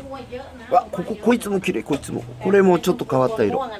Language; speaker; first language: Japanese; native; Japanese